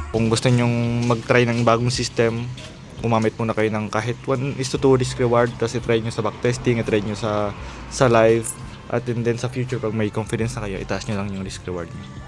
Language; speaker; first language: Filipino; early bilingual, heritage; Filipino